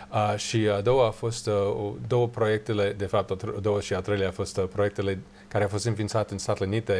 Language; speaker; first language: Romanian; non-native, learner; English